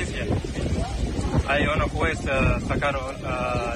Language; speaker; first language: Spanish; non-native, learner; Arabic